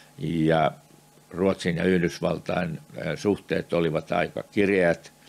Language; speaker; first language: Finnish; native; Finnish